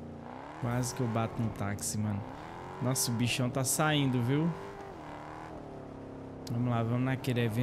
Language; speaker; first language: Portuguese; native; Portuguese